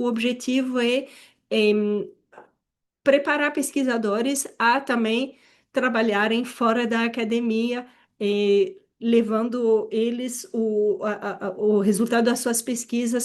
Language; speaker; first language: Portuguese; non-native, fluent; French